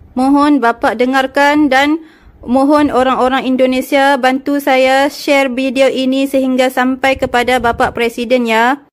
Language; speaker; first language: Malay; native; Malay